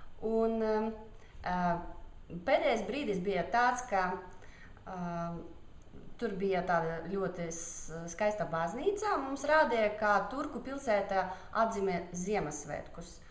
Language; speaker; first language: Latvian; non-native, local second language; Russian